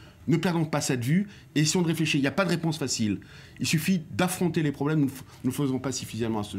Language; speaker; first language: French; native; French